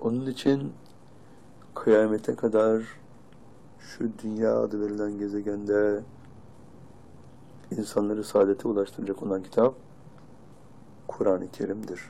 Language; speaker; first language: Turkish; native; Turkish